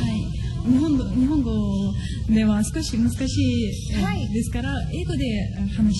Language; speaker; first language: Japanese; non-native, learner; Ukrainian